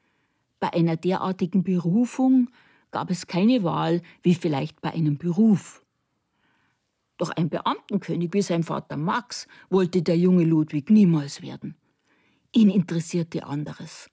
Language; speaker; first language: German; native; German